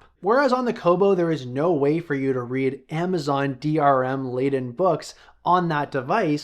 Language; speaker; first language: English; native; English